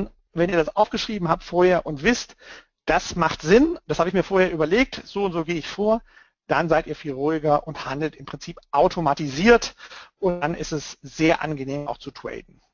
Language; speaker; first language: German; native; German